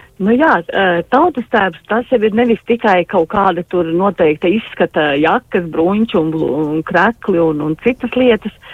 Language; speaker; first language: Latvian; native; Latvian